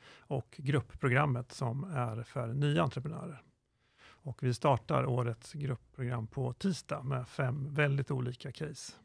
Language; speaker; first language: Swedish; native; Swedish